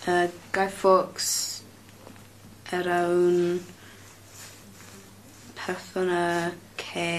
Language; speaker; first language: Spanish; non-native, learner; English